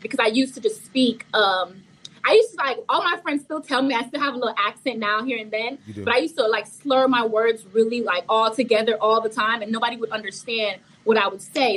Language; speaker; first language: English; early bilingual, other home language; Haitian Creole